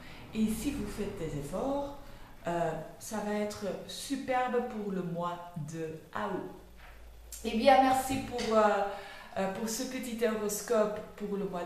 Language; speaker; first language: French; non-native, learner; Dutch